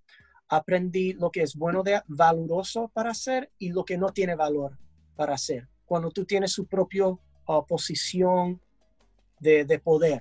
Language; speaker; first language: Spanish; early bilingual, heritage; English